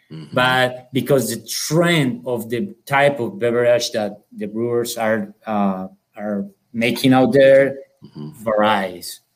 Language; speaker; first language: English; non-native, fluent; Spanish